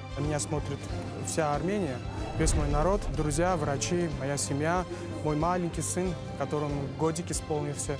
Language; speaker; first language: Russian; non-native, fluent; Armenian